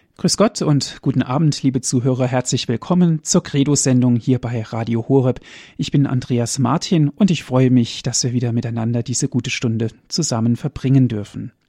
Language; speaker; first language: German; native; German